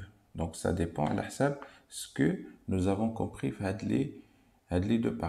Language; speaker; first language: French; non-native, local second language; Arabic